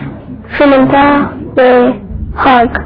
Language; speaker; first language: French; non-native, learner; English